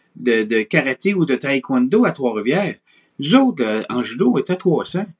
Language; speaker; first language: French; native; French